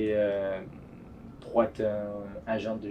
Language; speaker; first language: French; non-native, fluent; English